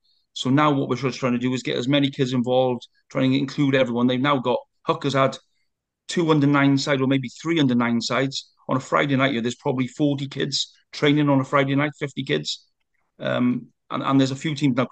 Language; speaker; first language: English; native; English